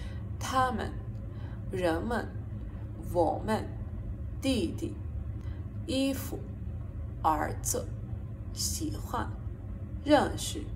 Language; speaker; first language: Chinese; non-native, fluent; Persian